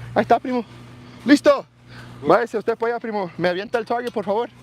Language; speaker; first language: Spanish; early bilingual, heritage; Spanish